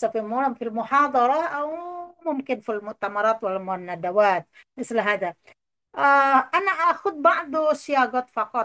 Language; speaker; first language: Arabic; non-native, fluent; Indonesian